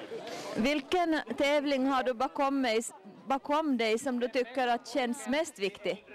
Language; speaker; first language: Swedish; native; Swedish